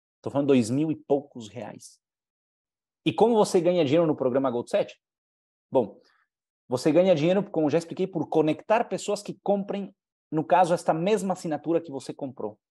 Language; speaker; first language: Portuguese; non-native, fluent; Spanish